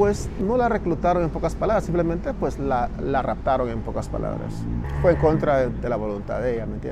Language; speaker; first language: Spanish; native; Spanish